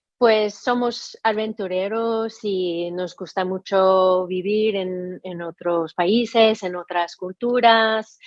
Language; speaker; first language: Spanish; non-native, fluent; English